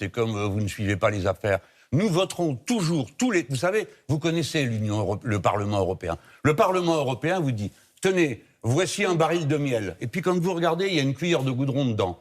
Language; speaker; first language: French; native; French